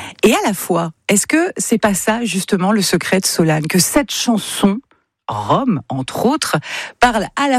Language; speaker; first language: French; native; French